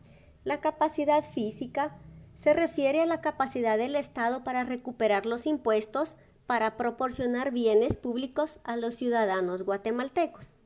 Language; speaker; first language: Spanish; native; Spanish